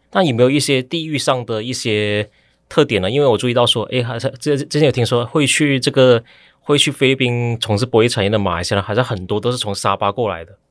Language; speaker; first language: Chinese; native; Chinese